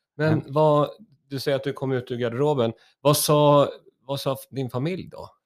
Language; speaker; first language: Swedish; native; Swedish